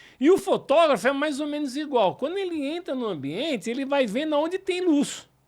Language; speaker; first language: Portuguese; native; Portuguese